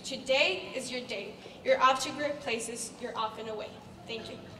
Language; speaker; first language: English; early bilingual, other home language; Spanish